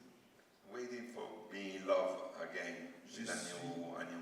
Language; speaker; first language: English; non-native, learner; Italian